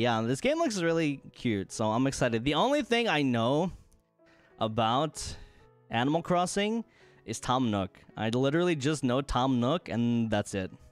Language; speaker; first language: English; native; English